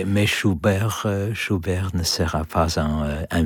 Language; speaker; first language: French; non-native, learner; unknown